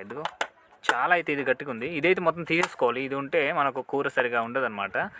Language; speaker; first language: Telugu; non-native, local second language; Odia